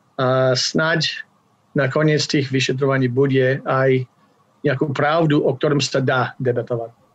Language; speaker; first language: Slovak; non-native, fluent; English